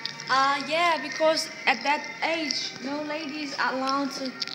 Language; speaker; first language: English; non-native, fluent; Chinese